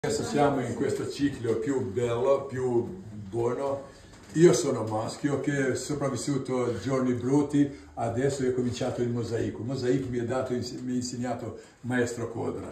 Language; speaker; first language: Italian; non-native, learner; Albanian